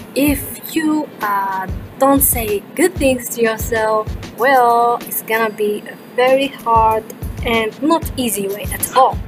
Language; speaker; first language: English; non-native, fluent; Arabic